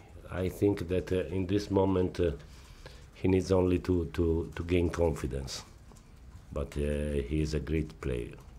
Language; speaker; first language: English; non-native, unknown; Italian